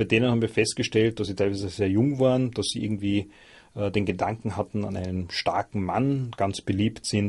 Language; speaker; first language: German; native; German